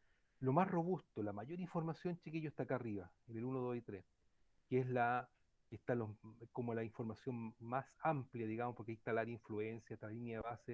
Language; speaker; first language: Spanish; native; Spanish